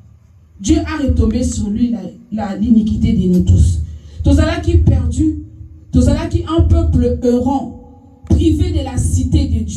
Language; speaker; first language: French; non-native, local second language; Lingala